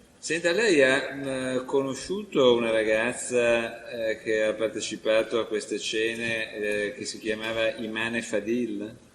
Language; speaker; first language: Italian; native; Italian